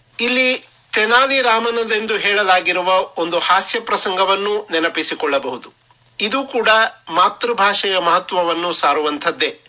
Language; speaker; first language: Kannada; non-native, local second language; Marathi